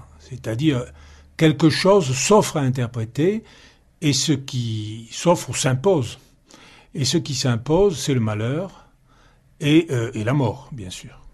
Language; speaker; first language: French; native; French